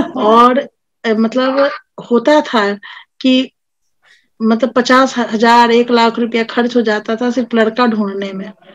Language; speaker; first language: Hindi; non-native, local second language; Maithili